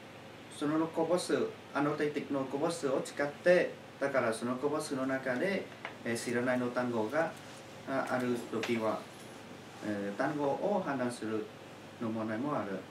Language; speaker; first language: Japanese; non-native, learner; Chinese